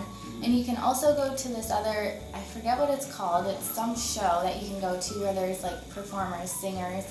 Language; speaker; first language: English; native; English